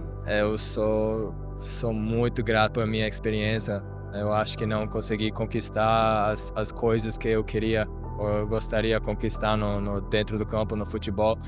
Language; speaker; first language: Portuguese; non-native, fluent; Japanese